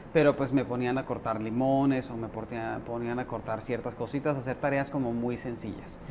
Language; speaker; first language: Spanish; native; Spanish